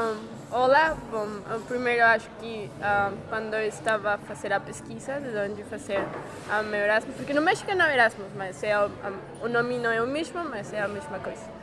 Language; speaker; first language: Portuguese; non-native, learner; Spanish